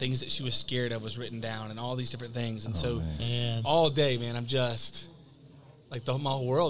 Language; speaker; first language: English; native; English